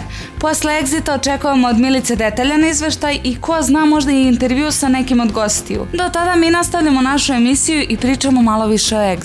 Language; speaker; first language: Serbian; native; Serbian